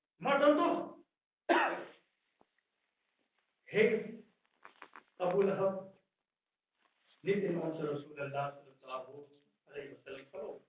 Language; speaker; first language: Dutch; non-native, fluent; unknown